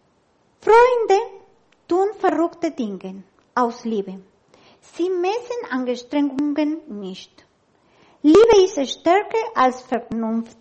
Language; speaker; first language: German; non-native, learner; Spanish